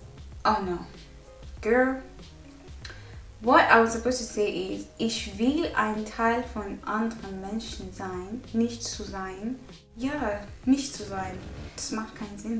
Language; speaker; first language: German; non-native, learner; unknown